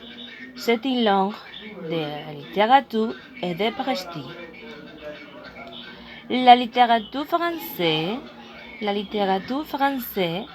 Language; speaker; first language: French; non-native, learner; Spanish